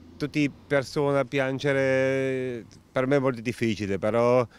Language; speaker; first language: Italian; non-native, learner; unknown